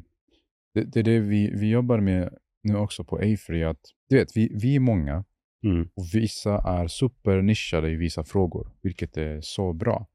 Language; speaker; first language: Swedish; non-native, fluent; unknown